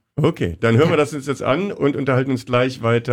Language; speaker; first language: German; native; German